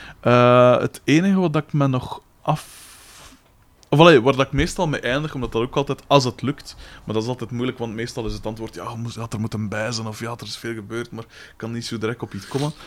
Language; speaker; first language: Dutch; native; Dutch